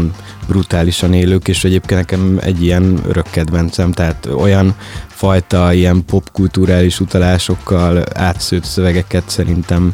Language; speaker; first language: Hungarian; native; Hungarian